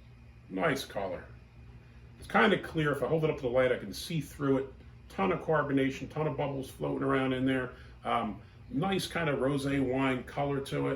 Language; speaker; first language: English; native; English